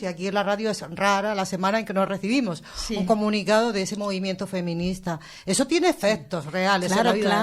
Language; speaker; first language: Spanish; native; Spanish